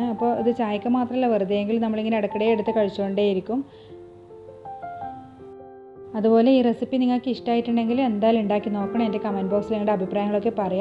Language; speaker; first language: Malayalam; native; Malayalam